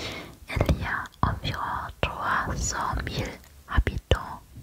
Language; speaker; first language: French; non-native, learner; German